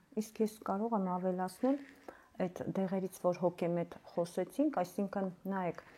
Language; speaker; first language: Armenian; native; Armenian